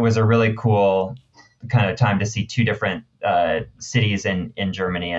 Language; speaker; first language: English; native; English